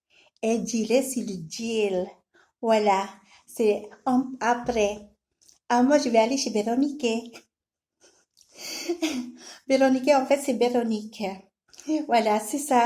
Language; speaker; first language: French; non-native, learner; Filipino